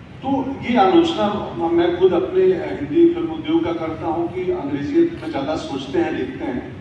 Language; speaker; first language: Hindi; native; Hindi